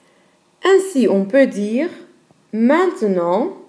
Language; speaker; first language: French; non-native, fluent; Dutch